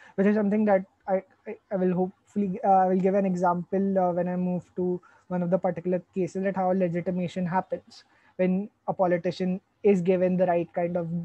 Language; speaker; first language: English; non-native, local second language; Hindi